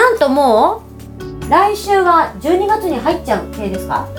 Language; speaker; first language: Japanese; native; Japanese